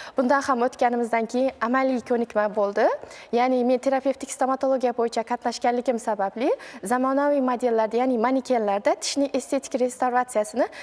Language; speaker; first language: Uzbek; native; Uzbek